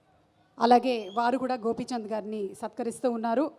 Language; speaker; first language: Telugu; native; Telugu